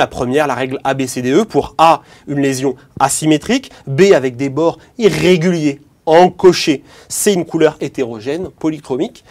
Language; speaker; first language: French; native; French